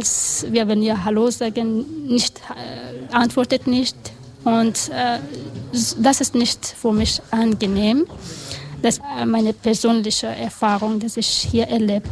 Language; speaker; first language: German; non-native, learner; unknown